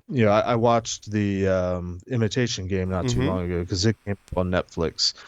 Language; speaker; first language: English; native; English